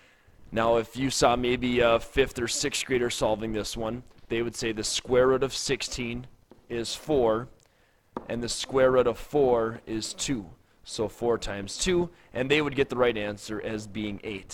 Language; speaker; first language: English; native; English